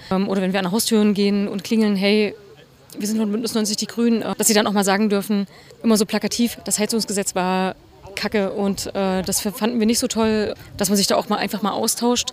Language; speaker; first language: German; native; German